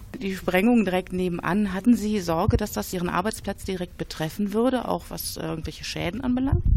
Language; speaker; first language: German; native; German